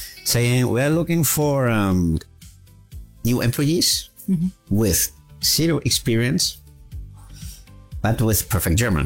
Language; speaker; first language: English; non-native, fluent; German